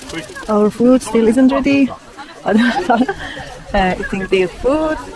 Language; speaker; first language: English; non-native, learner; Kurdish